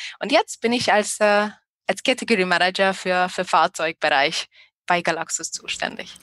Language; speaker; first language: German; non-native, fluent; Hungarian